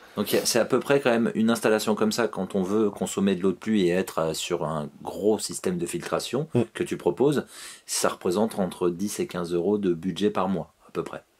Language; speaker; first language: French; native; French